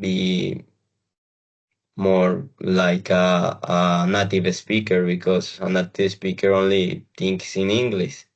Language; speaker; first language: English; non-native, learner; Spanish